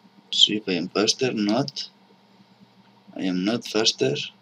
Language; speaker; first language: English; non-native, learner; Spanish